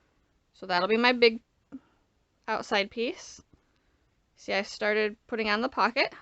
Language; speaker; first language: English; native; English